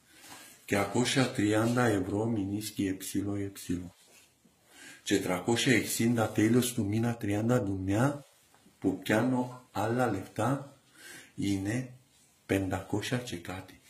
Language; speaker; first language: Greek; non-native, learner; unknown